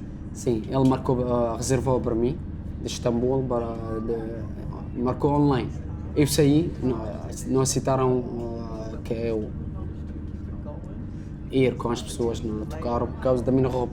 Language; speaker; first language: Portuguese; non-native, learner; Arabic